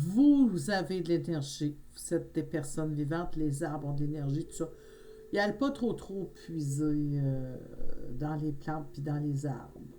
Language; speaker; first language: French; native; French